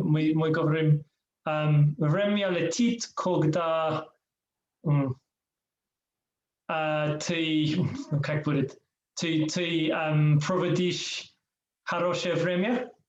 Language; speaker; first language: Russian; non-native, learner; English